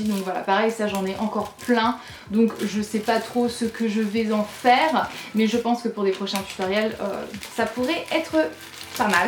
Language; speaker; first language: French; native; French